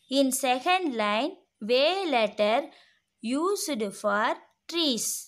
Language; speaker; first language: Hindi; non-native, local second language; Tamil